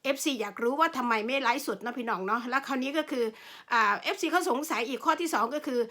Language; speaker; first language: Thai; non-native, local second language; Northeastern Thai